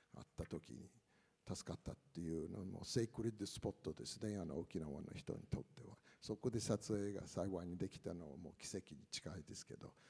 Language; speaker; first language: Japanese; non-native, fluent; English